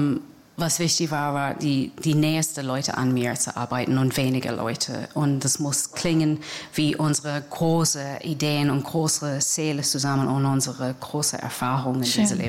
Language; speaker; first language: German; non-native, fluent; English